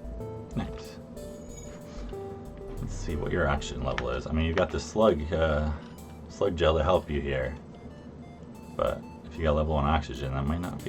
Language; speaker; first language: English; native; English